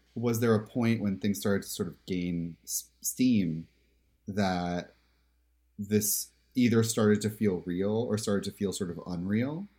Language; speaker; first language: English; native; English